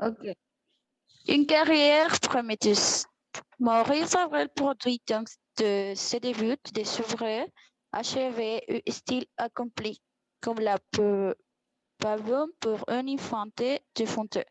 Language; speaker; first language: French; non-native, learner; Spanish